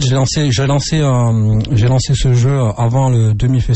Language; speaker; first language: French; native; French